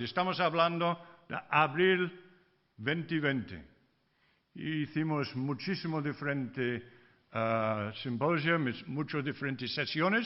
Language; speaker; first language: Spanish; non-native, fluent; English